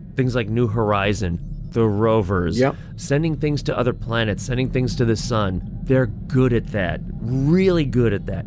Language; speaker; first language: English; native; English